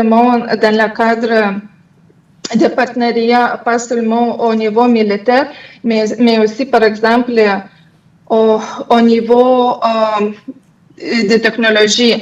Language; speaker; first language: French; non-native, fluent; Lithuanian